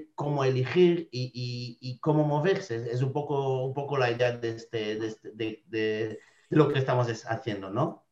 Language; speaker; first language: Spanish; non-native, fluent; French